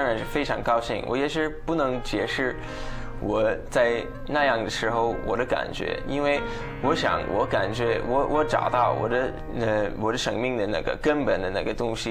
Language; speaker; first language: Chinese; non-native, fluent; English